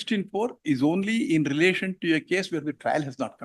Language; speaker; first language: English; non-native, local second language; Kannada